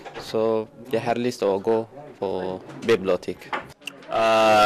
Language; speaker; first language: Norwegian; non-native, learner; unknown